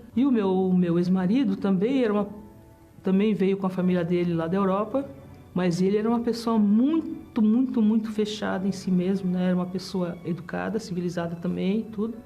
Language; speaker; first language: Portuguese; early bilingual, other home language; German